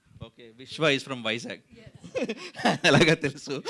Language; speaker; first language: Telugu; native; Telugu